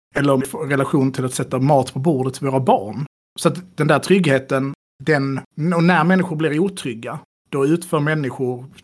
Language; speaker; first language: Swedish; native; Swedish